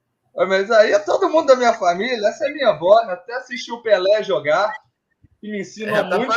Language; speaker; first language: Portuguese; native; Portuguese